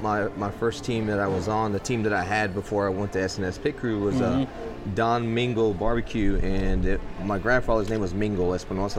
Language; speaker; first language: English; native; English